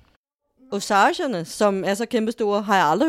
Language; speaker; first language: Danish; native; Danish